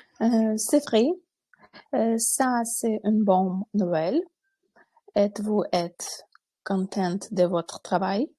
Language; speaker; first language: French; non-native, learner; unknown